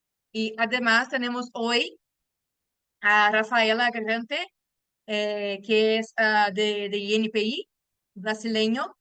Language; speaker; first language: Spanish; non-native, fluent; Portuguese